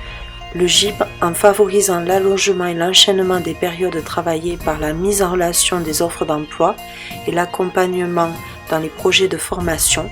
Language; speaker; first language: French; native; French